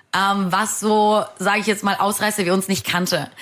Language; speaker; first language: German; early bilingual, other home language; Romanian